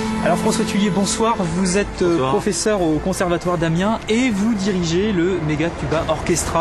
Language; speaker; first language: French; native; French